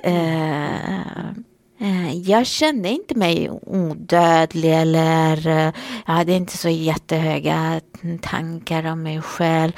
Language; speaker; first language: Swedish; non-native, fluent; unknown